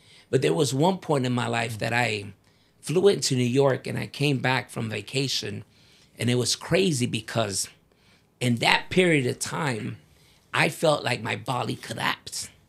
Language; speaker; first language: English; early bilingual, other home language; Spanish